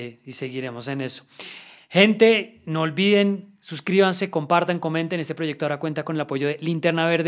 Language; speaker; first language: Spanish; native; Spanish